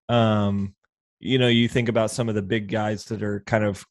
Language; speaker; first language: English; native; English